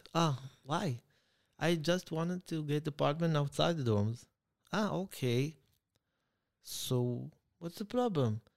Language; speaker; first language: English; non-native, learner; Hebrew